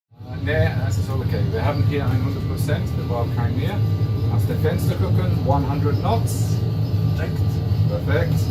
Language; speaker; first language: German; non-native, learner; English